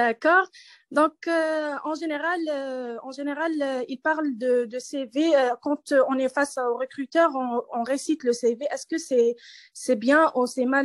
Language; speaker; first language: French; non-native, learner; Arabic